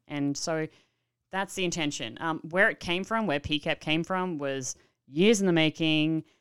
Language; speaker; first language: English; native; English